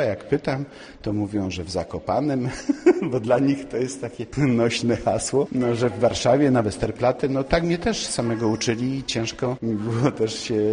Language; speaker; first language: Polish; native; Polish